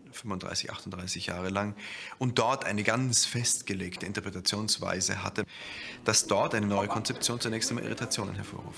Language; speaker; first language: German; native; German